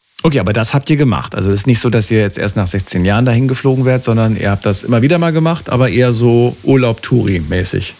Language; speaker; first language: German; native; German